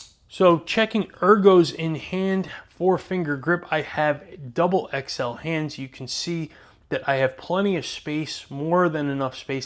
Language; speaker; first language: English; native; English